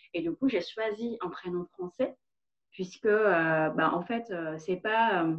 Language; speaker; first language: French; non-native, fluent; Vietnamese